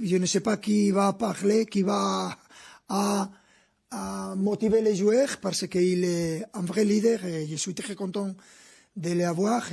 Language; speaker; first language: French; non-native, fluent; Spanish